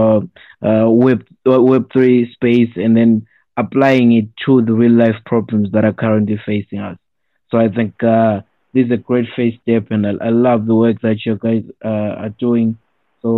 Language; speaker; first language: English; non-native, local second language; Shona